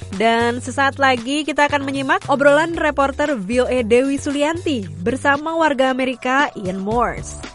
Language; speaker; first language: Indonesian; native; Indonesian